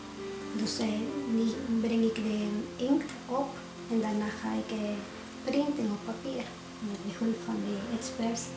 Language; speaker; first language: Dutch; non-native, fluent; Spanish